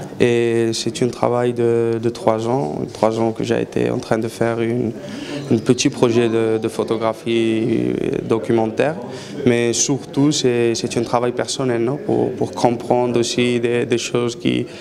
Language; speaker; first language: French; non-native, learner; Arabic